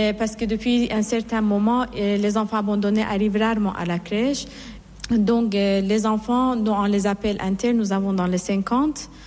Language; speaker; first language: French; non-native, fluent; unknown